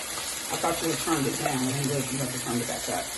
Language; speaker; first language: English; native; English